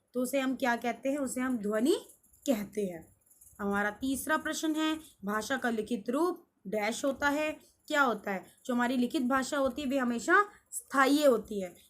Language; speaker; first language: Hindi; native; Hindi